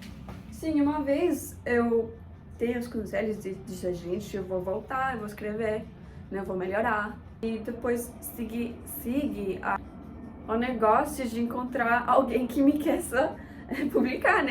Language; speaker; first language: Portuguese; non-native, fluent; Spanish